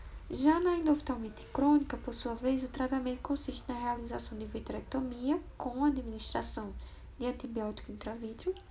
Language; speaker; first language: Portuguese; native; Portuguese